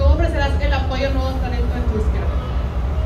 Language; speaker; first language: Spanish; native; Spanish